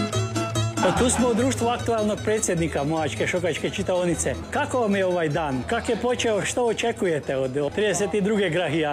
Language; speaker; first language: Croatian; early bilingual, heritage; Croatian